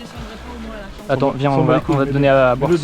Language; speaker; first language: French; native; French